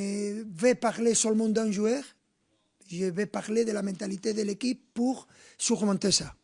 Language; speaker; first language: French; non-native, fluent; Spanish